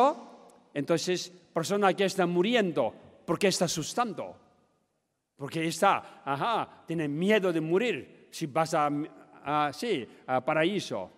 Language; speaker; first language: Spanish; non-native, learner; Tibetan